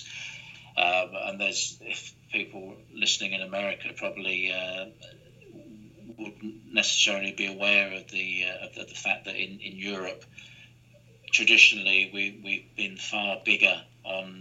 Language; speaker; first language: English; native; English